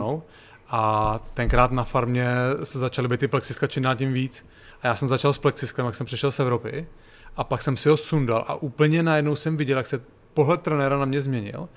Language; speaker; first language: Czech; native; Czech